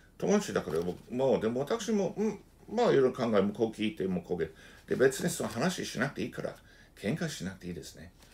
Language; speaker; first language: Japanese; non-native, fluent; English